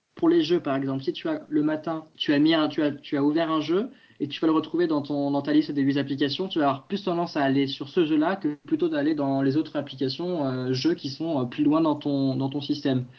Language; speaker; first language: French; native; French